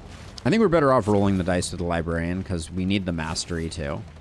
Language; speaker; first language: English; native; English